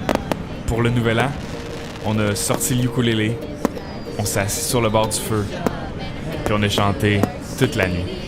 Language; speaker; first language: French; native; French